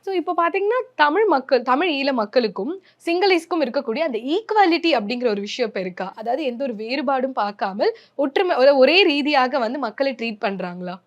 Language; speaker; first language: Tamil; native; Tamil